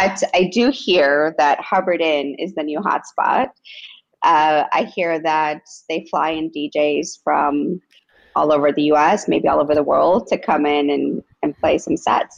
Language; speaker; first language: English; early bilingual, other home language; Spanish